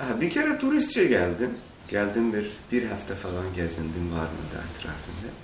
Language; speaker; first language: Turkish; non-native, learner; Azerbaijani